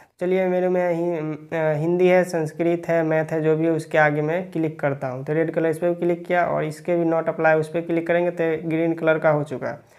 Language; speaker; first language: Hindi; native; Hindi